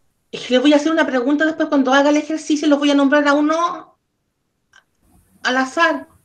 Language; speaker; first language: Spanish; native; Spanish